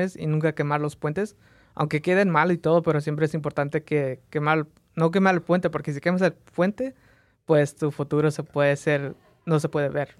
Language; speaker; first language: Spanish; early bilingual, heritage; Spanish